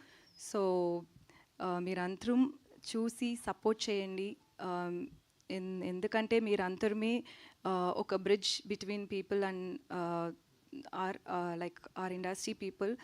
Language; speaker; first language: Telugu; non-native, learner; Tamil